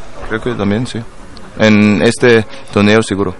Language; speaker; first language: Spanish; non-native, learner; German